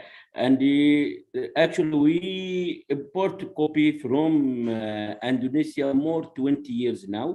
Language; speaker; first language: English; non-native, learner; Arabic